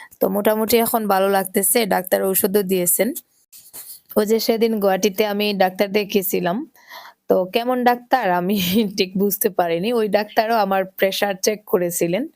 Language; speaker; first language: Bangla; non-native, local second language; Sylheti